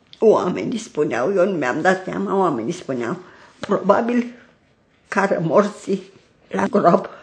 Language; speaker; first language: Romanian; native; Romanian